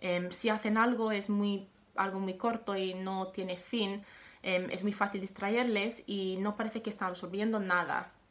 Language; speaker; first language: Spanish; non-native, fluent; English